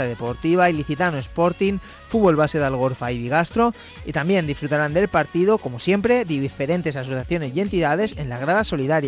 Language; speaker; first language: Spanish; native; Spanish